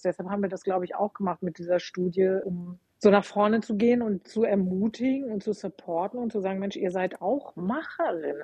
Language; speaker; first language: German; native; German